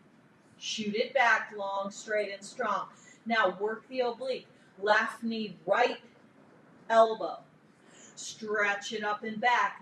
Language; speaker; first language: English; native; English